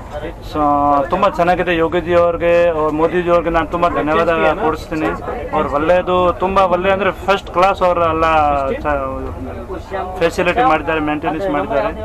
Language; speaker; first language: Kannada; non-native, fluent; Marwari